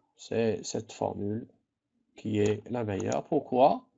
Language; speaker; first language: French; non-native, local second language; Arabic